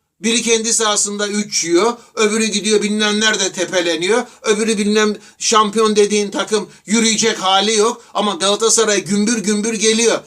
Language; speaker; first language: Turkish; native; Turkish